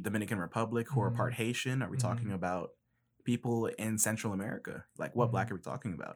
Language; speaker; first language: English; native; English